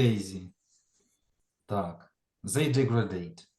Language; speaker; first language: English; non-native, fluent; Ukrainian